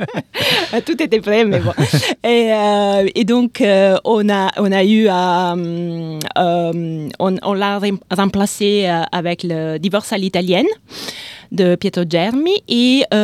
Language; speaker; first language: French; non-native, fluent; Italian